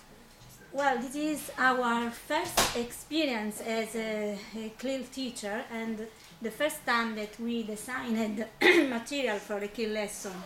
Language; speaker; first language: English; non-native, fluent; Italian